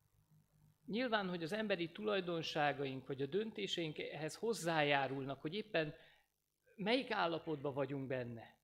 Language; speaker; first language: Hungarian; native; Hungarian